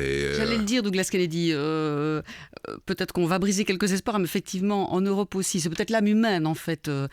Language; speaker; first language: French; native; French